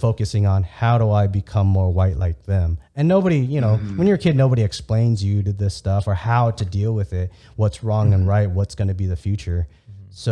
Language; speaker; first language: English; early bilingual, other home language; Vietnamese